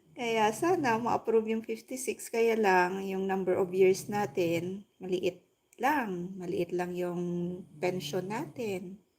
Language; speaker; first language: Filipino; non-native, local second language; Hiligaynon